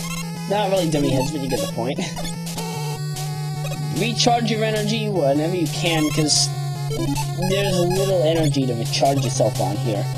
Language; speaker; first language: English; native; English